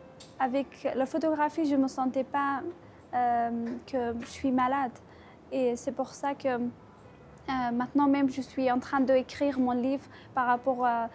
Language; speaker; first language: French; non-native, fluent; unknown